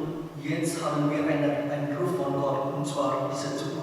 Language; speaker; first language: German; non-native, learner; Indonesian